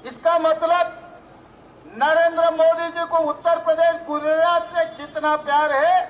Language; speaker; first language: Hindi; non-native, local second language; Telugu